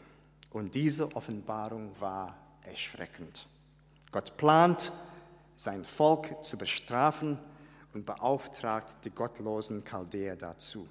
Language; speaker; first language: German; non-native, fluent; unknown